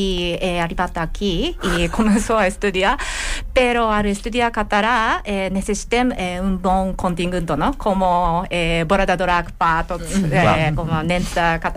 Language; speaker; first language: Catalan; non-native, learner; Japanese